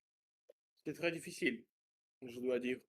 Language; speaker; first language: French; non-native, learner; Russian